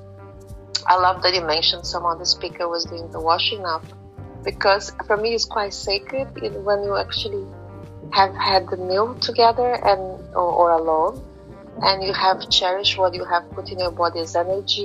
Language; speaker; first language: English; non-native, fluent; Portuguese